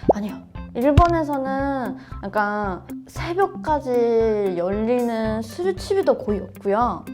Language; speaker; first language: Korean; non-native, fluent; Japanese